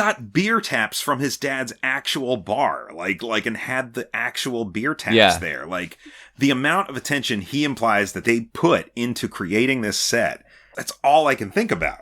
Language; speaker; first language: English; native; English